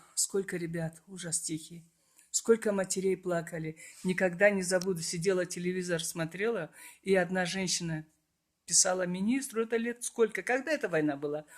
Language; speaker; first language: Russian; non-native, local second language; Karachay-Balkar